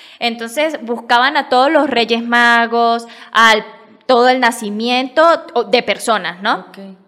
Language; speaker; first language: Spanish; native; Spanish